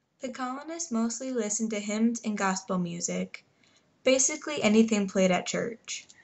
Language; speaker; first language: English; native; English